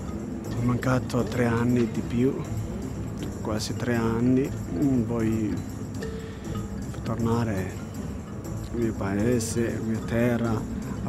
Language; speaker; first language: Italian; non-native, learner; Somali